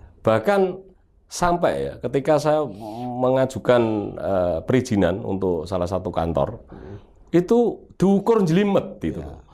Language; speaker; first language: Indonesian; native; Indonesian